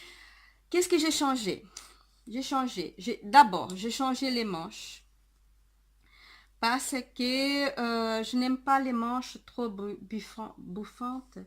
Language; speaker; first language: French; non-native, fluent; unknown